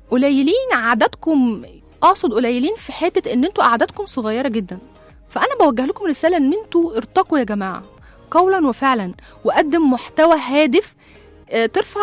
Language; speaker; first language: Arabic; native; Arabic